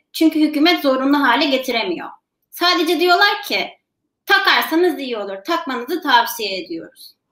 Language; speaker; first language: Turkish; native; Turkish